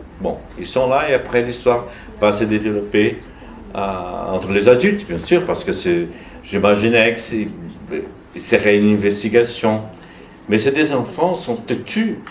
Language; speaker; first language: French; non-native, learner; Portuguese